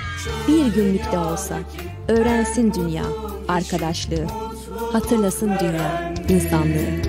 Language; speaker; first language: Turkish; native; Turkish